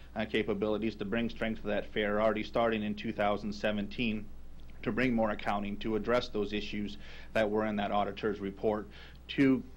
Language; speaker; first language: English; native; English